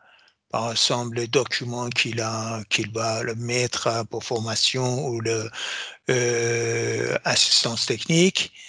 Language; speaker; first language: French; non-native, fluent; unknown